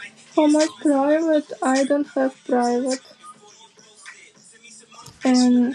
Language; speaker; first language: English; non-native, learner; Russian